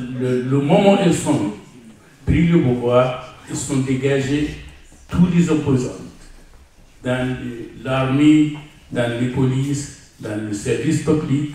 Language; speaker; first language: French; non-native, learner; Arabic